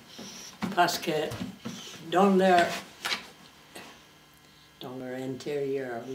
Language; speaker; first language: French; non-native, fluent; English